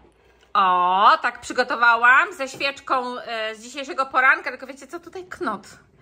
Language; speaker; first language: Polish; native; Polish